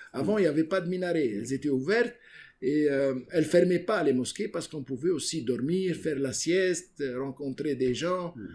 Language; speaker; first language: French; non-native, local second language; Arabic